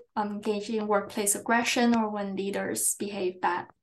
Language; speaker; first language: English; non-native, fluent; Chinese